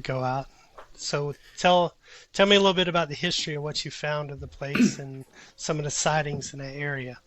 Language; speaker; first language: English; native; English